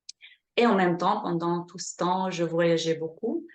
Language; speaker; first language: French; non-native, fluent; Slovenian